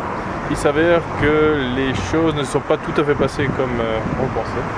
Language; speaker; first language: French; native; French